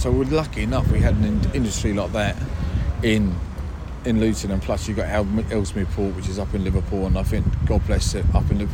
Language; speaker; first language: English; native; English